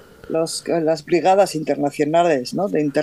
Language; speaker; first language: English; non-native, fluent; Spanish